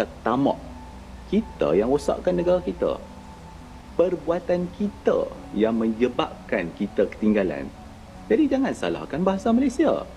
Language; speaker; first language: Malay; native; Malay